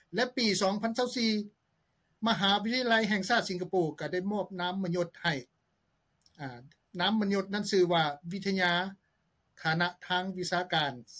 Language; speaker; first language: Lao; native; Lao